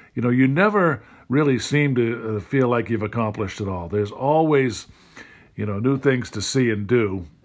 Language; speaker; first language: English; native; English